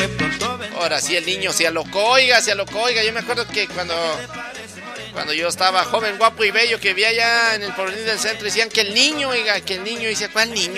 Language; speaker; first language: Spanish; native; Spanish